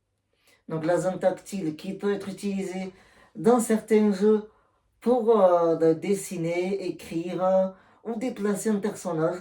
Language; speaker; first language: French; native; French